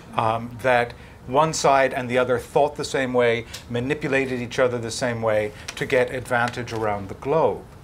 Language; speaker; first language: English; native; English